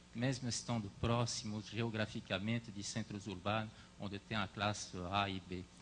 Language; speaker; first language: Portuguese; non-native, fluent; French